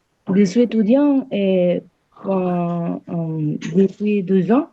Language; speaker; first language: French; non-native, learner; Spanish